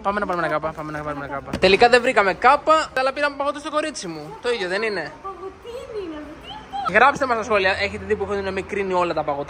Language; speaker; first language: Greek; native; Greek